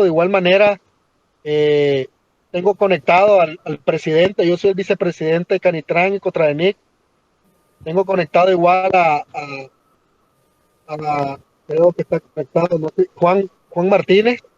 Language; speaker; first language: Spanish; native; Spanish